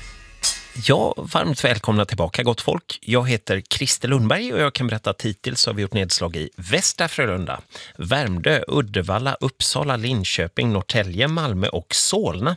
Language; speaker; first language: Swedish; native; Swedish